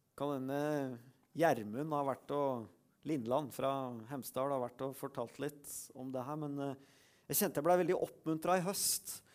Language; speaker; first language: Norwegian; native; Norwegian